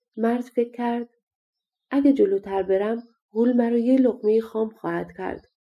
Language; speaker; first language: Persian; native; Persian